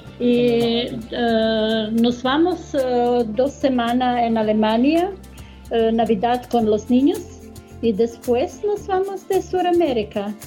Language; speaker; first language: Spanish; non-native, learner; German